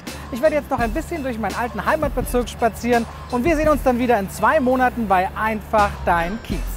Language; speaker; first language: German; native; German